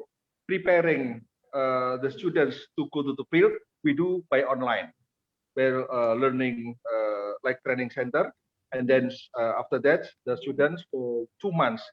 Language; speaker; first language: English; non-native, fluent; Indonesian